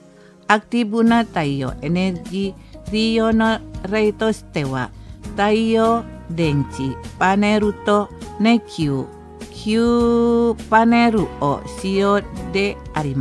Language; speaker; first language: Japanese; non-native, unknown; Indonesian